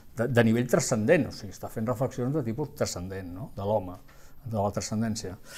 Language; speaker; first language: Catalan; non-native, local second language; Spanish